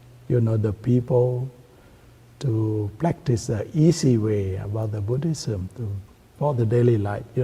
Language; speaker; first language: English; non-native, learner; Thai